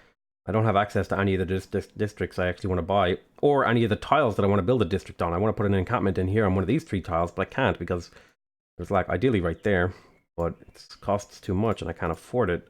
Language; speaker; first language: English; native; English